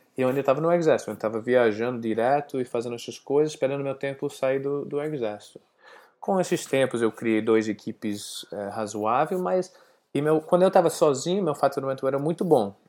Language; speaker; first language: Portuguese; non-native, learner; English